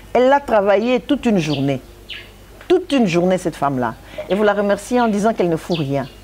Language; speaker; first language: French; non-native, local second language; Lingala